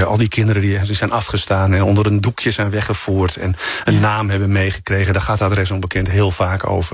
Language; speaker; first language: Dutch; native; Dutch